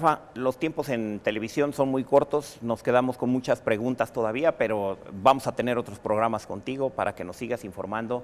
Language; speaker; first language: Spanish; native; Spanish